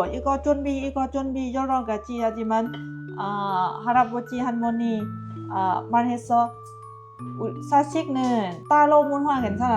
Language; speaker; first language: Korean; non-native, learner; Lao